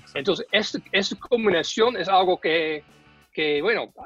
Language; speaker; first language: Spanish; non-native, fluent; Dutch